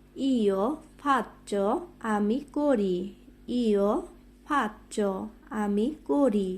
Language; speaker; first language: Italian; non-native, fluent; Bangla